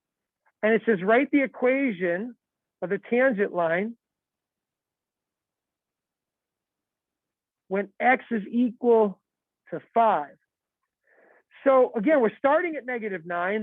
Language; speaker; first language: English; native; English